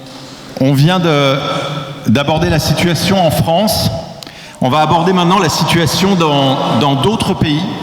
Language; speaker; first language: French; native; French